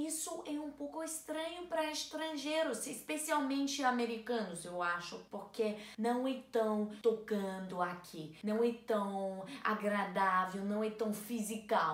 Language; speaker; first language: Portuguese; non-native, learner; English